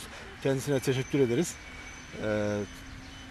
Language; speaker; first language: Turkish; native; Turkish